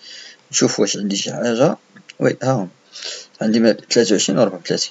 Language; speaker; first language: Arabic; native; Arabic